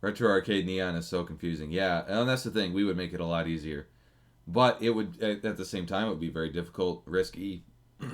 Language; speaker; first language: English; native; English